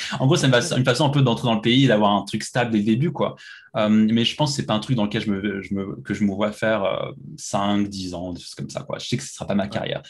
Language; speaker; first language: French; native; French